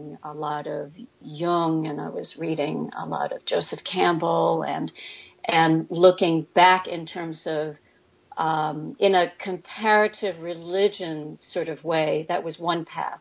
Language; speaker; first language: English; native; English